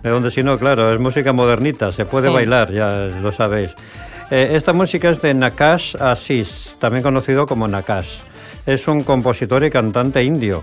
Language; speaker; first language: Spanish; native; Spanish